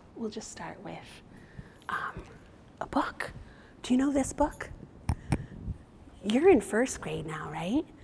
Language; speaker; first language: English; native; English